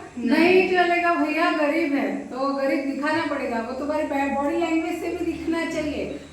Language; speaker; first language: Hindi; non-native, local second language; Marathi